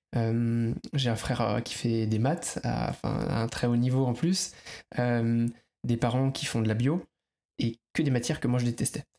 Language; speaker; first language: French; native; French